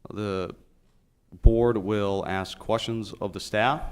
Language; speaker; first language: English; native; English